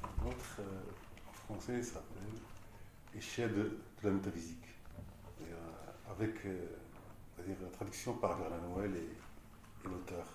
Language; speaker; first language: French; non-native, local second language; Arabic